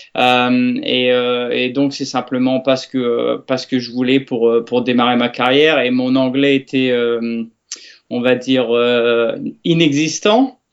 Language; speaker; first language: French; native; French